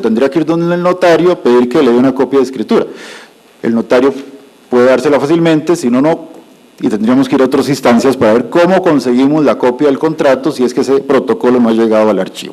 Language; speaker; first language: Spanish; native; Spanish